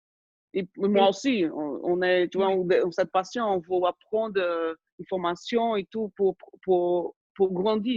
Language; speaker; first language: French; non-native, fluent; Portuguese